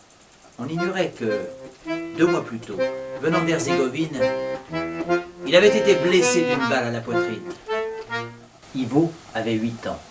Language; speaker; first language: French; native; French